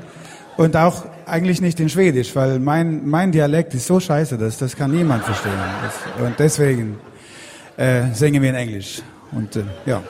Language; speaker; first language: German; non-native, fluent; Swedish